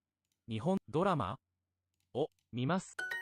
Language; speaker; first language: Japanese; non-native, learner; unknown